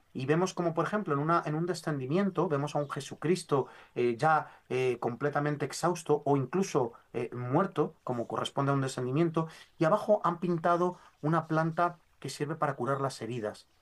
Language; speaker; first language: Spanish; native; Spanish